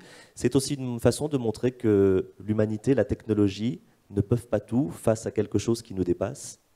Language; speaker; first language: French; native; French